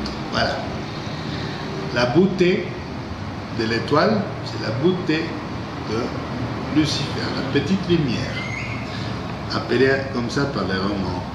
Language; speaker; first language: French; non-native, fluent; Spanish